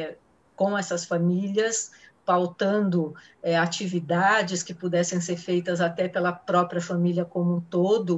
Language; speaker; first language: Portuguese; native; Portuguese